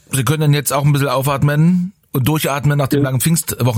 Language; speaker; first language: German; native; German